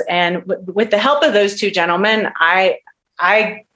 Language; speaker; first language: English; native; English